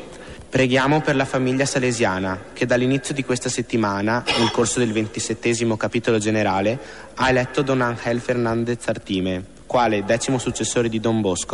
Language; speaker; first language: Italian; native; Italian